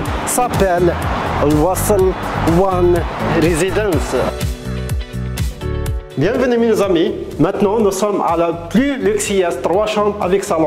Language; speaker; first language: French; non-native, fluent; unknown